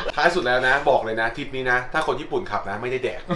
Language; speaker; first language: Thai; native; Thai